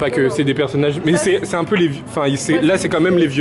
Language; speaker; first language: French; native; French